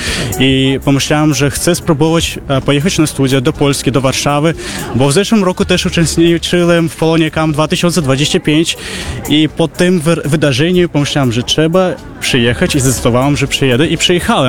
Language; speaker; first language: Polish; non-native, fluent; Russian